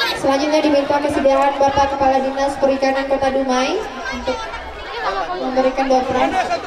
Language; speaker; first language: Malay; native; Malay